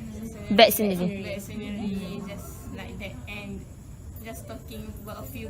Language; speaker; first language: English; non-native, local second language; Malay